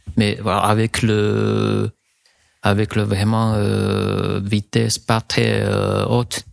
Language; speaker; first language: French; non-native, fluent; Chinese